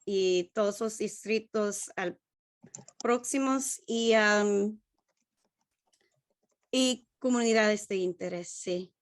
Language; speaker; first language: Spanish; non-native, learner; English